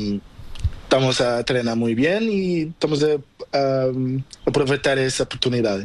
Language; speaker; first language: Spanish; non-native, learner; Portuguese